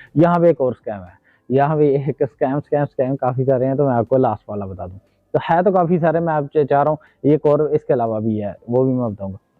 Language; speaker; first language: Urdu; non-native, local second language; Punjabi